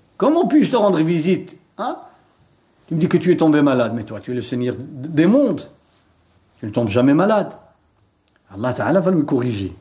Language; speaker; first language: French; non-native, local second language; Arabic